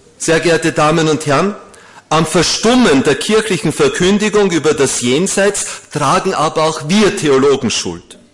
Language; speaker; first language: German; native; German